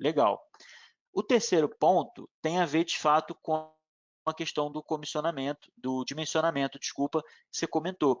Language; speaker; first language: Portuguese; native; Portuguese